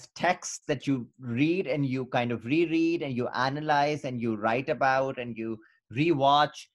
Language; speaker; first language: English; non-native, local second language; Urdu